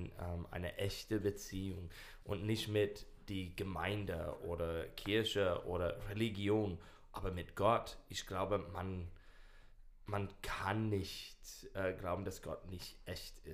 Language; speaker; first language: German; non-native, learner; English